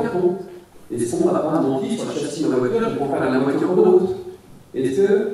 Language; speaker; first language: French; native; French